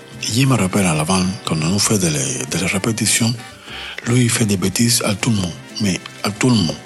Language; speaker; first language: French; non-native, learner; Spanish